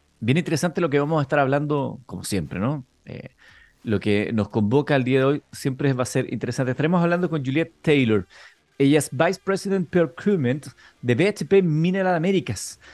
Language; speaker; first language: Spanish; native; Spanish